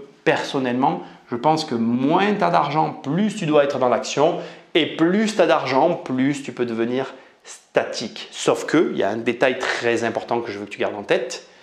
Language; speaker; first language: French; native; French